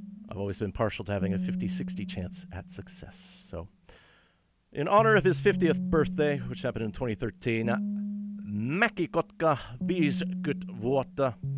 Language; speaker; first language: English; native; English